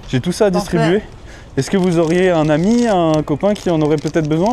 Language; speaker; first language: French; native; French